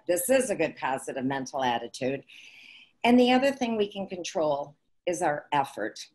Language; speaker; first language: English; native; English